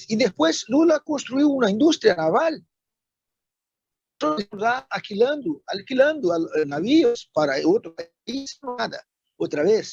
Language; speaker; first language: Spanish; non-native, fluent; Portuguese